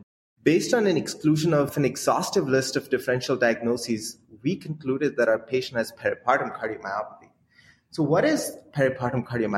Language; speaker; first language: English; non-native, local second language; Hindi